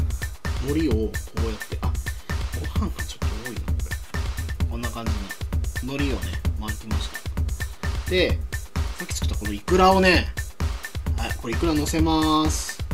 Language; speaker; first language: Japanese; native; Japanese